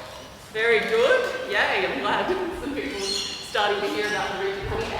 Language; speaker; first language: English; native; English